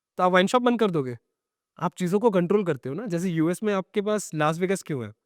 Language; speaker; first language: Hindi; non-native, local second language; Bangla